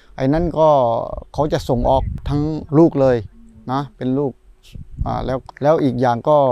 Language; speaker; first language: Thai; non-native, fluent; Malay